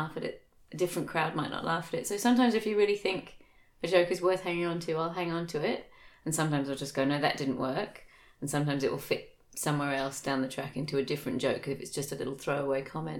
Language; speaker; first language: English; native; English